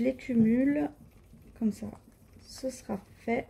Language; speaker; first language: French; native; French